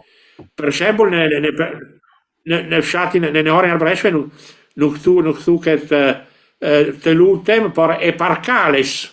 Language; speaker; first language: Albanian; non-native, learner; Italian